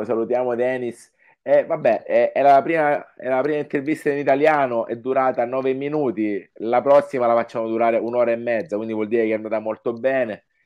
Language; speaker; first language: Italian; native; Italian